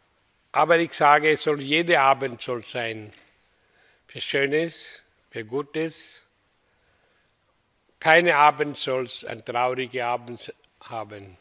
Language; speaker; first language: German; non-native, learner; Hindi